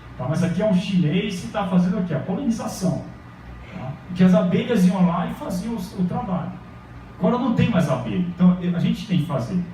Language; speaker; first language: Portuguese; early bilingual, other home language; Japanese